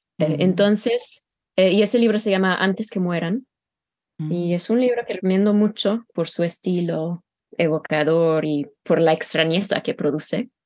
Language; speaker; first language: Spanish; non-native, fluent; English